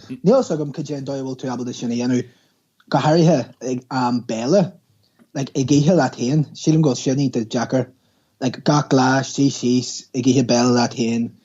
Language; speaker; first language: Irish; non-native, local second language; English